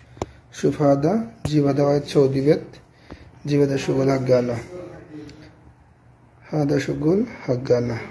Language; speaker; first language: Arabic; non-native, learner; Bangla